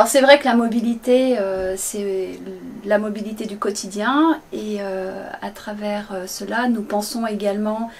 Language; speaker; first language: French; native; French